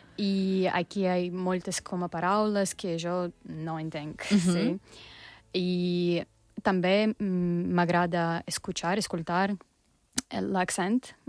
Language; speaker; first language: Catalan; non-native, learner; Russian